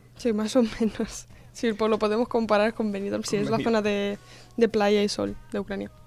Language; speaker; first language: Spanish; early bilingual, other home language; Russian